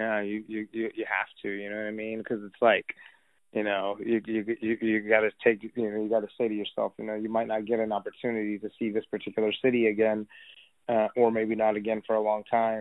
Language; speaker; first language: English; native; English